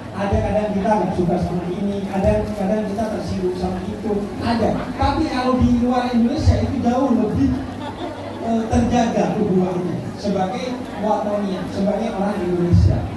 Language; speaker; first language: Indonesian; non-native, local second language; Madurese